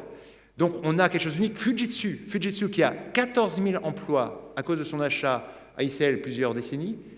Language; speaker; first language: French; native; French